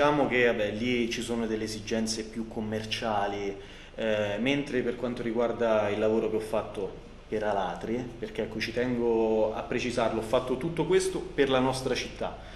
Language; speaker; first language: Italian; native; Italian